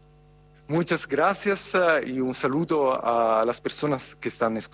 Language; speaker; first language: Spanish; non-native, fluent; Italian